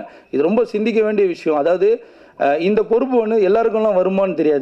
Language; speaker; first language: Tamil; native; Tamil